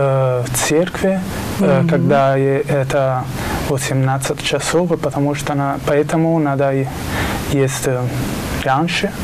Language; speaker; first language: Russian; non-native, learner; Italian